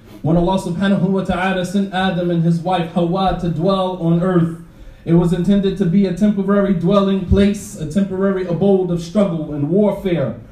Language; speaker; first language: English; native; English